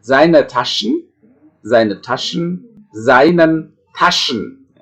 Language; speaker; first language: German; non-native, fluent; Indonesian